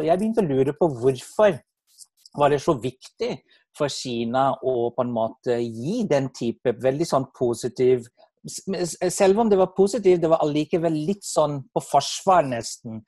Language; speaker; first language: Norwegian; non-native, fluent; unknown